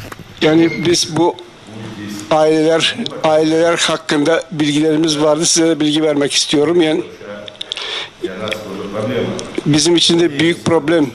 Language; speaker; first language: Turkish; non-native, fluent; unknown